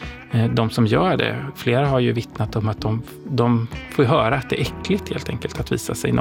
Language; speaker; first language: Swedish; native; Swedish